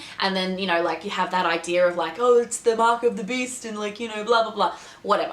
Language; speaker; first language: English; native; English